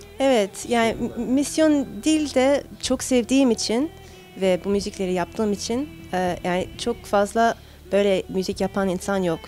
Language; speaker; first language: Turkish; early bilingual, heritage; Turkish